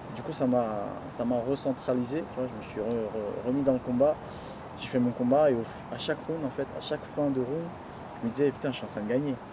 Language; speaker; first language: French; early bilingual, other home language; Duala